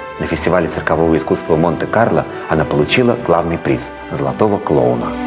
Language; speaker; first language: Russian; native; Russian